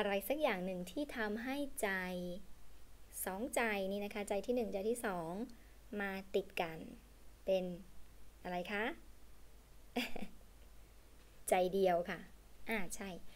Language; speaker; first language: Thai; native; Thai